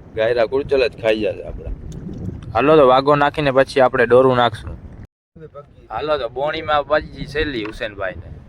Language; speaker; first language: Gujarati; non-native, local second language; Kachhi